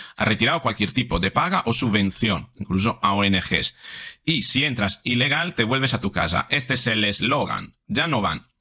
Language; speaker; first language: Spanish; non-native, fluent; Italian